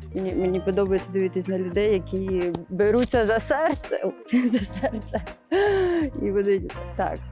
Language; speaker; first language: Ukrainian; native; Ukrainian